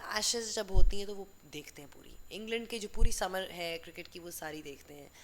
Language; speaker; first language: Urdu; native; Urdu